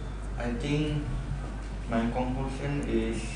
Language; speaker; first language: English; non-native, learner; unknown